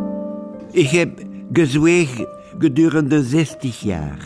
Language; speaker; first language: Dutch; non-native, local second language; French